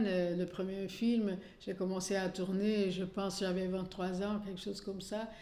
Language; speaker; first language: French; non-native, fluent; Portuguese